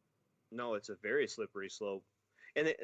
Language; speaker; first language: English; native; English